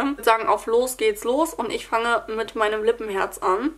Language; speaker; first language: German; native; German